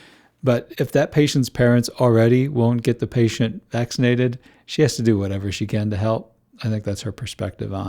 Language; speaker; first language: English; native; English